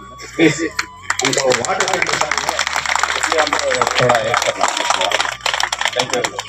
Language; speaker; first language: Hindi; non-native, local second language; Tamil